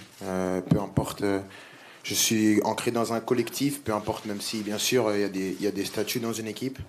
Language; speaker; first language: French; native; French